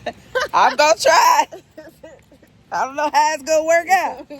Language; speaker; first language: English; native; English